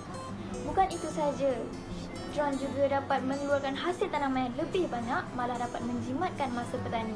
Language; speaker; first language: Malay; native; Malay